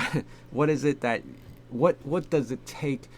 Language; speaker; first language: English; native; English